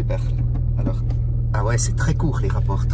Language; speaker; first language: French; native; French